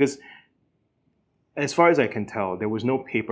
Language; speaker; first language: English; native; English